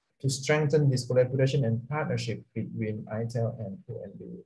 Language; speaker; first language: English; non-native, fluent; Indonesian